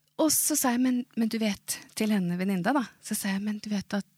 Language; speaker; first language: Swedish; non-native, fluent; Norwegian